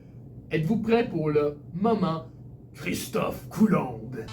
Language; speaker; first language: French; native; French